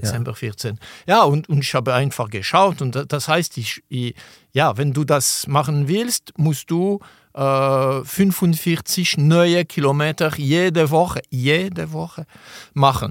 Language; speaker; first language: German; non-native, local second language; French